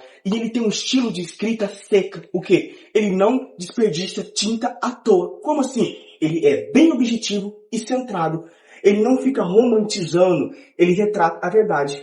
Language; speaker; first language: Portuguese; native; Portuguese